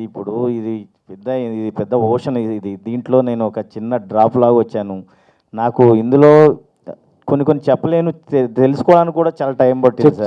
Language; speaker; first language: Telugu; native; Telugu